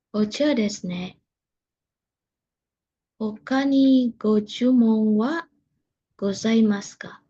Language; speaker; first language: Japanese; non-native, learner; Indonesian